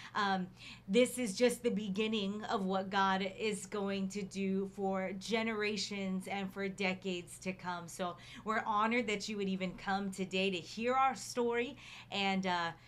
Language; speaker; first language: English; native; English